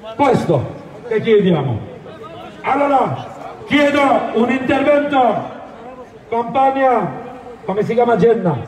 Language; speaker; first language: Italian; non-native, learner; Bangla